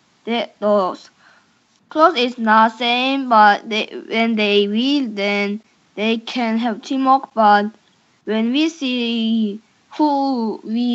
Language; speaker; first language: English; non-native, learner; Korean